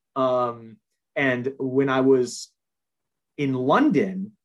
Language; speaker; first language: English; native; English